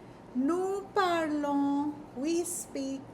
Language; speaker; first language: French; non-native, fluent; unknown